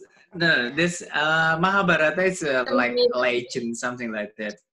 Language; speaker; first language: English; non-native, learner; Indonesian